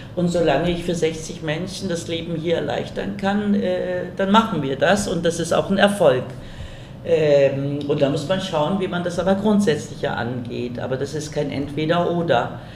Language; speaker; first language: German; early bilingual, other home language; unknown